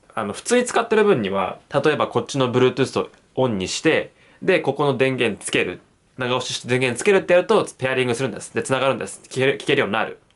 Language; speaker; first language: Japanese; native; Japanese